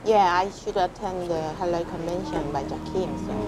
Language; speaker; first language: English; non-native, learner; Korean